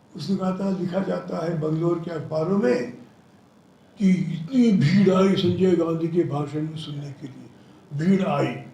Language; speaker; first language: Hindi; non-native, local second language; Telugu